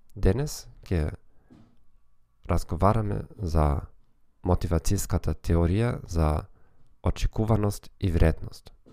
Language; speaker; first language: Macedonian; non-native, learner; German